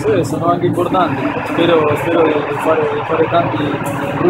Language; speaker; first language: Italian; non-native, fluent; Spanish